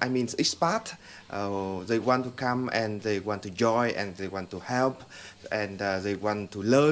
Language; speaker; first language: English; non-native, fluent; Vietnamese